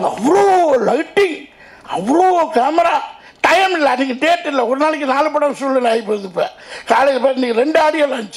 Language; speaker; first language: Tamil; native; Tamil